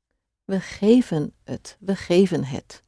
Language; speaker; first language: Dutch; non-native, fluent; English